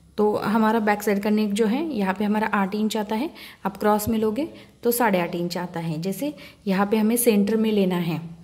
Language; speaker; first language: Hindi; non-native, local second language; Marathi